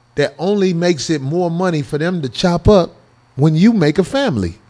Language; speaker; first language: English; native; English